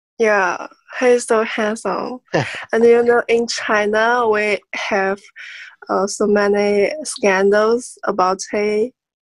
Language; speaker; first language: English; non-native, learner; Chinese